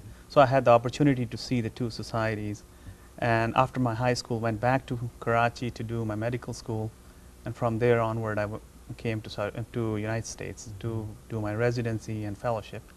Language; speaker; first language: English; non-native, fluent; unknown